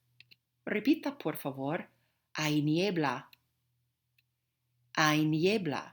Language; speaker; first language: Spanish; non-native, fluent; English